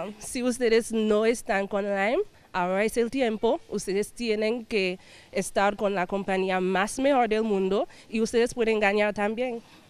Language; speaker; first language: Spanish; non-native, fluent; English